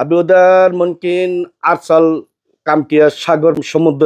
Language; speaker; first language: Hindi; non-native, learner; Bangla